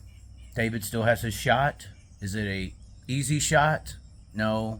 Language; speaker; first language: English; native; English